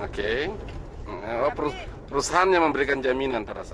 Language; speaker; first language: Indonesian; native; Indonesian